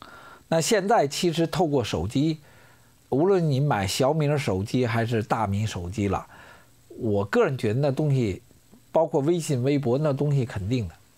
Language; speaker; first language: Chinese; native; Chinese